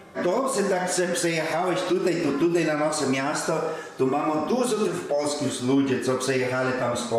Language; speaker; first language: Polish; early bilingual, heritage; Polish